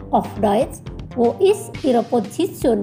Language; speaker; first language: German; non-native, fluent; Indonesian